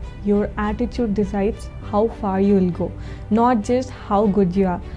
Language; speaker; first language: English; non-native, local second language; Telugu